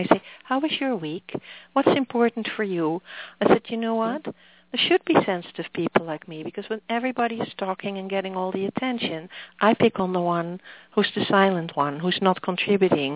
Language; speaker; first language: English; non-native, fluent; Dutch